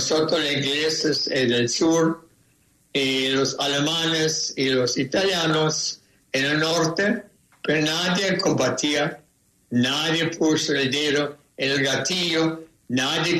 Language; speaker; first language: Spanish; non-native, fluent; German